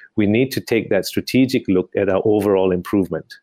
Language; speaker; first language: English; non-native, local second language; Tamil